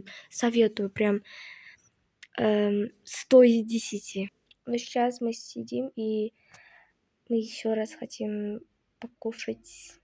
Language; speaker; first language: Russian; non-native, local second language; Kazakh